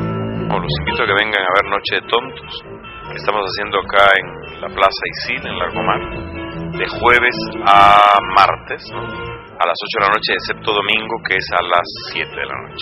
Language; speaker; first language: Spanish; native; Spanish